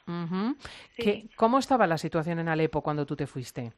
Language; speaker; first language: Spanish; native; Spanish